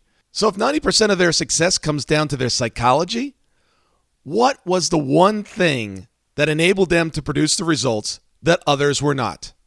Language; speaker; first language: English; native; English